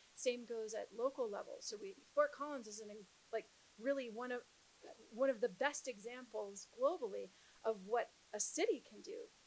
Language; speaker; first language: English; native; English